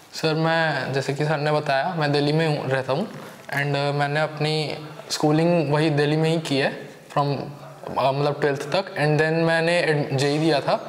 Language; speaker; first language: Hindi; native; Hindi